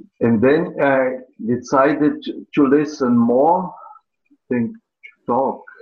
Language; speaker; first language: English; non-native, learner; Portuguese